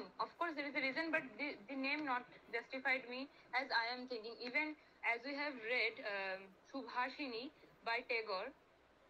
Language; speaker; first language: English; non-native, local second language; Bangla